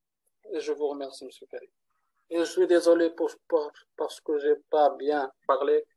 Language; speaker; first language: French; non-native, learner; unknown